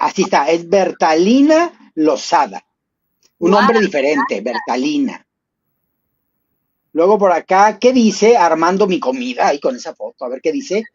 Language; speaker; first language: Spanish; native; Spanish